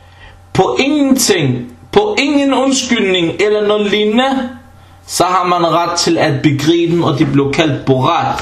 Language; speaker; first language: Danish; early bilingual, other home language; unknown